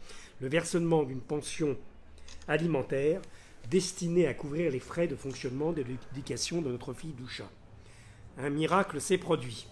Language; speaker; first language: French; native; French